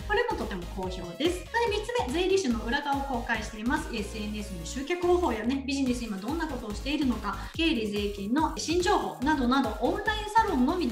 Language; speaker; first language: Japanese; native; Japanese